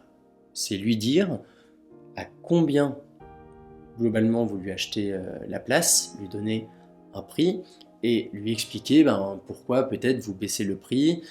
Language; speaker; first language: French; native; French